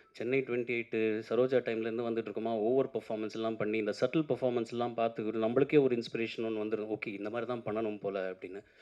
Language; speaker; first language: Tamil; non-native, local second language; Telugu